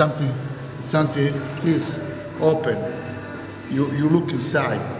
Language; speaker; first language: English; non-native, learner; Arabic